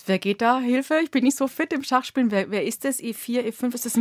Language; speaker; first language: German; native; German